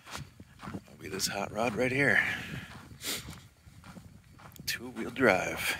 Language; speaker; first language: English; native; English